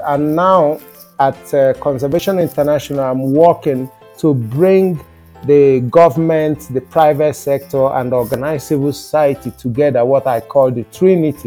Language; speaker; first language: English; non-native, local second language; Igbo